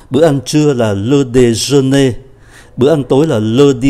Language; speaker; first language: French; non-native, fluent; Vietnamese